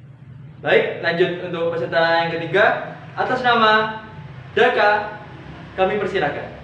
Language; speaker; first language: Indonesian; native; Indonesian